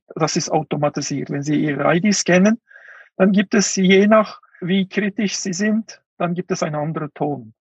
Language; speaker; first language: German; non-native, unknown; Uyghur